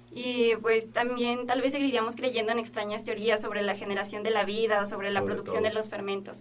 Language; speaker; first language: Spanish; native; Spanish